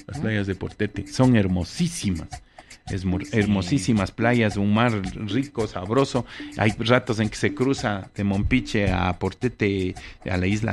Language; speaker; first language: Spanish; native; Spanish